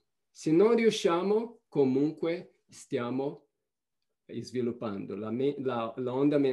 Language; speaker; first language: Italian; non-native, fluent; Portuguese